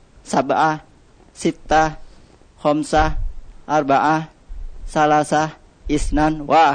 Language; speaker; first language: Arabic; non-native, learner; Indonesian